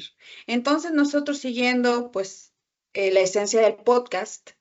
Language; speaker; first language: Spanish; native; Spanish